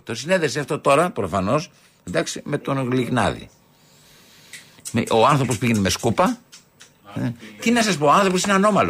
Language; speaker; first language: Greek; native; Greek